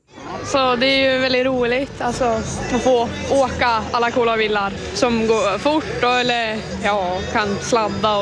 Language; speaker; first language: Swedish; native; Swedish